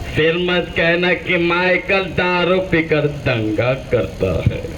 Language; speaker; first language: Hindi; non-native, local second language; Marathi